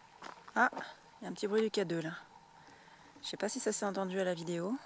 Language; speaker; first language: French; native; French